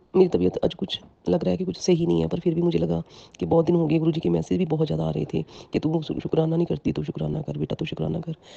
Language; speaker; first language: Hindi; non-native, local second language; Punjabi